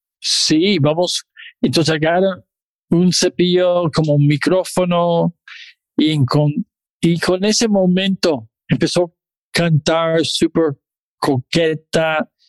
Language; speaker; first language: Spanish; non-native, fluent; English